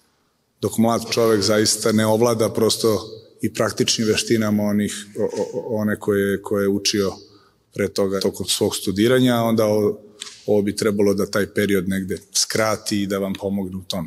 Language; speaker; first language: Serbian; native; Serbian